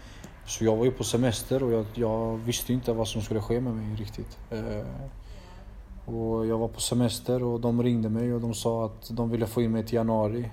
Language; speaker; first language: Swedish; early bilingual, other home language; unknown